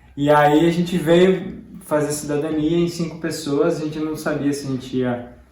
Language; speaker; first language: Portuguese; native; Portuguese